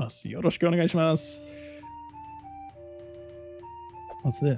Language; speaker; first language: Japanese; non-native, fluent; English